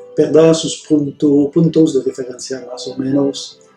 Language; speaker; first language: Spanish; non-native, fluent; French